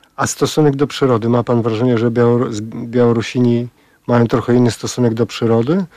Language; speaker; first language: Polish; native; Polish